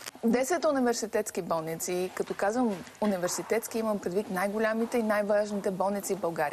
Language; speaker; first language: Bulgarian; native; Bulgarian